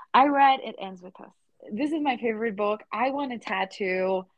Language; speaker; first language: English; non-native, fluent; Portuguese